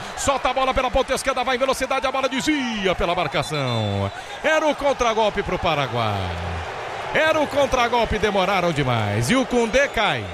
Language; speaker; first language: Portuguese; native; Portuguese